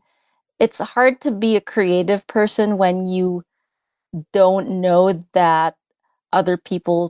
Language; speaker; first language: English; non-native, local second language; Filipino